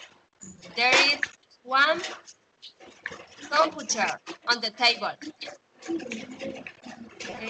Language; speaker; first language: English; non-native, learner; Spanish